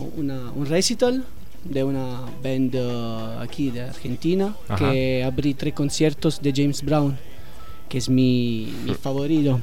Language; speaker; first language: Spanish; non-native, learner; Italian